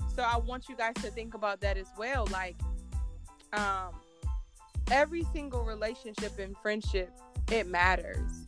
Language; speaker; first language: English; native; English